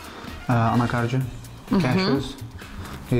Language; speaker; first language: Lithuanian; non-native, fluent; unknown